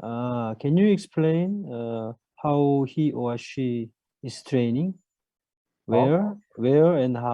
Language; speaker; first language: English; non-native, fluent; Korean